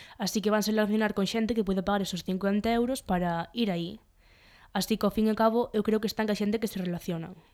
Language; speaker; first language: Galician; non-native, local second language; Spanish